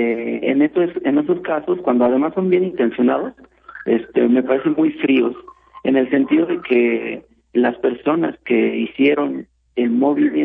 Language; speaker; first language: Spanish; native; Spanish